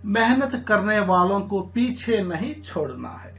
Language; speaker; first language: Hindi; non-native, local second language; Telugu